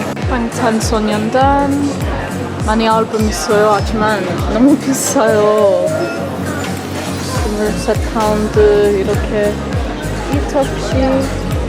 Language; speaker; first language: Korean; non-native, learner; English